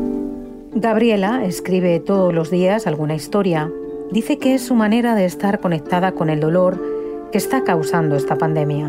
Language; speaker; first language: Spanish; native; Spanish